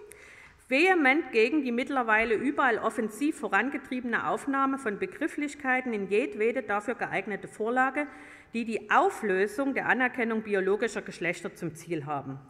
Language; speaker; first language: German; native; German